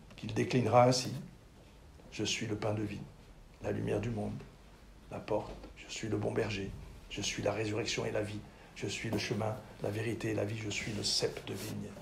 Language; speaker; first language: French; native; French